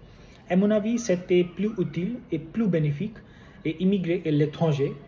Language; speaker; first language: French; non-native, learner; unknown